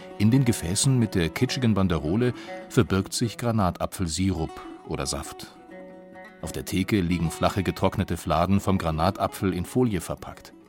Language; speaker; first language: German; native; German